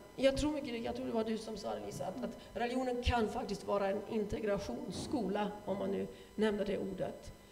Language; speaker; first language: Swedish; non-native, fluent; German